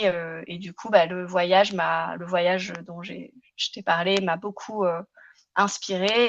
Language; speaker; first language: French; native; French